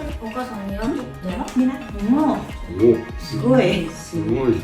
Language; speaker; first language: Japanese; non-native, learner; Thai